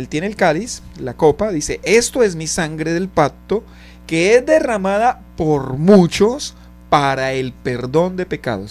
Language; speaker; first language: Spanish; native; Spanish